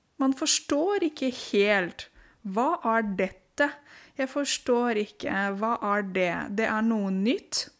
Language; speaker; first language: Norwegian; non-native, fluent; Romanian